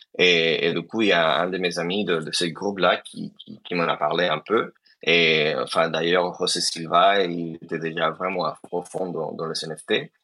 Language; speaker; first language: French; non-native, fluent; Spanish